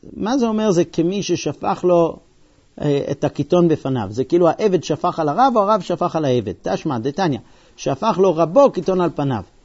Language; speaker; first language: Hebrew; non-native, fluent; English